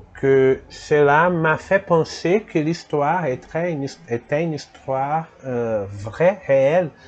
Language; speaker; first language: French; non-native, fluent; Portuguese